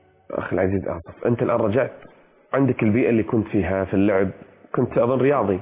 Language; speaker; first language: Arabic; native; Arabic